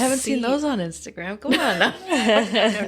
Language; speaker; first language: English; native; English